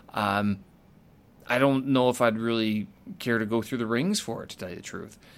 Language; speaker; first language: English; native; English